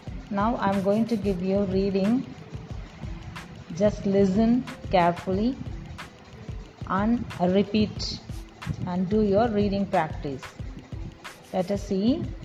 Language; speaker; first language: English; non-native, local second language; Tamil